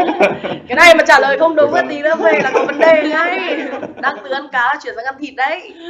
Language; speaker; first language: Vietnamese; native; Vietnamese